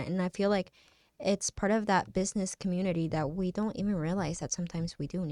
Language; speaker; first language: English; non-native, fluent; Spanish